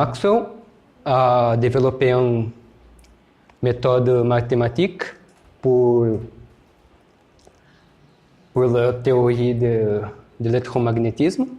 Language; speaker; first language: French; non-native, learner; Portuguese